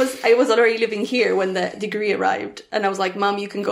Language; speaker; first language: English; non-native, fluent; Spanish